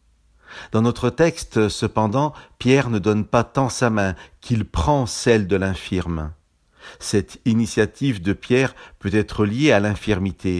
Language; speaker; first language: French; native; French